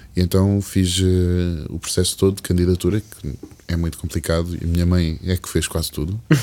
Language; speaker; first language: Portuguese; early bilingual, other home language; English